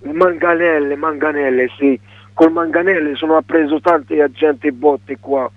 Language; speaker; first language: Italian; non-native, learner; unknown